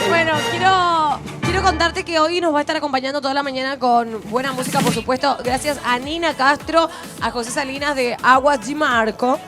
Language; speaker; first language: Spanish; native; Spanish